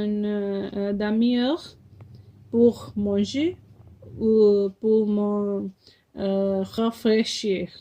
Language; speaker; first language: French; non-native, fluent; Punjabi